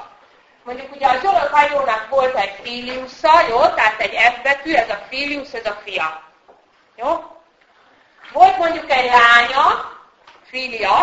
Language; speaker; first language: Hungarian; native; Hungarian